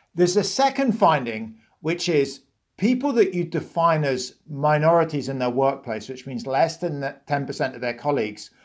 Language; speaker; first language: English; native; English